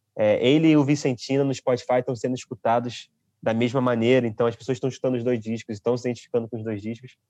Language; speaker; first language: Portuguese; native; Portuguese